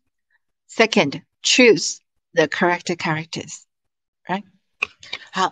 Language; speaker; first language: English; non-native, fluent; Chinese